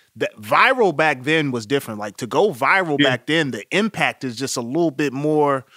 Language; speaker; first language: English; native; English